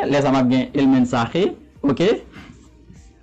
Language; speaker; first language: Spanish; non-native, learner; Haitian Creole